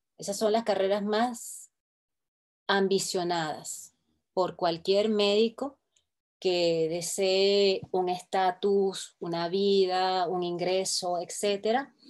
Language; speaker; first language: Spanish; native; Spanish